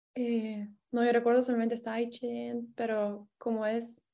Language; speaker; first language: Spanish; non-native, fluent; Lithuanian